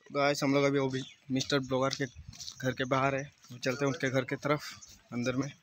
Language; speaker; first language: Hindi; native; Hindi